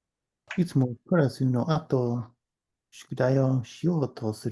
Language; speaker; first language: Japanese; non-native, learner; English